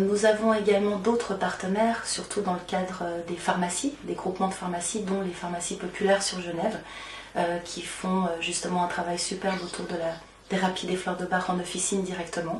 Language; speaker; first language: French; native; French